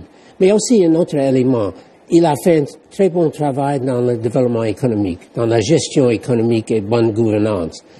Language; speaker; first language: French; non-native, fluent; English